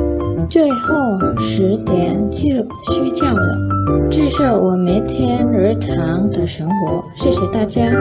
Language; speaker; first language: Chinese; non-native, learner; Indonesian